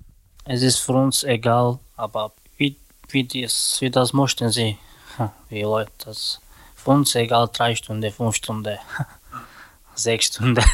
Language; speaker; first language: German; non-native, learner; Romany